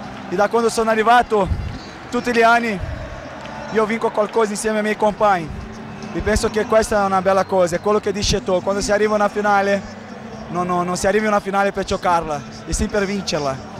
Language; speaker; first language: Italian; non-native, fluent; Portuguese